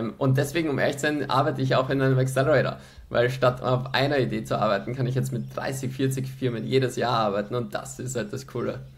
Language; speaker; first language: German; early bilingual, other home language; Polish